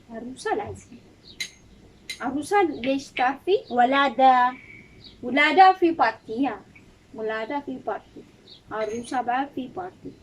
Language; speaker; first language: Arabic; non-native, learner; Amharic